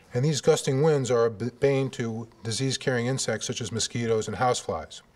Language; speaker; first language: English; native; English